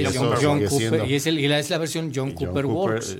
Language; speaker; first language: Spanish; native; Spanish